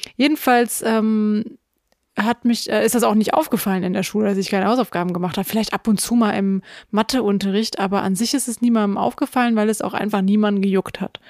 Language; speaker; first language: German; early bilingual, other home language; Russian